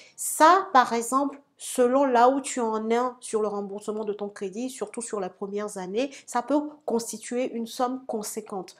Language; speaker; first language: French; native; French